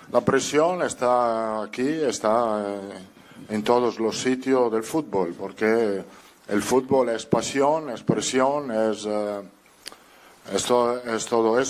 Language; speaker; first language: Spanish; non-native, fluent; Italian